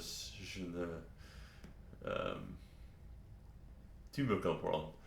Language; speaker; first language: French; non-native, learner; English